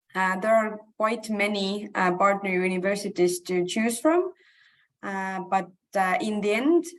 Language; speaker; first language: English; non-native, fluent; Estonian